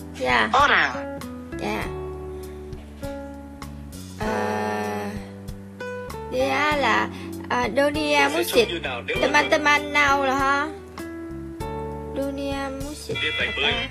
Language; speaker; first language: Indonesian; non-native, learner; Vietnamese